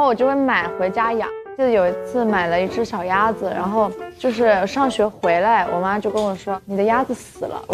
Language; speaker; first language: Chinese; native; Chinese